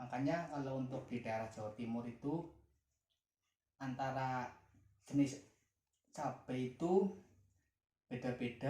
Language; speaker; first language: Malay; non-native, local second language; Javanese